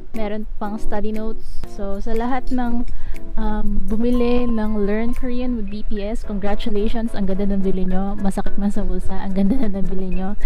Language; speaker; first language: Filipino; native; Filipino